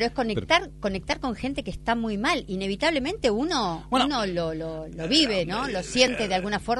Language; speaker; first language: Spanish; native; Spanish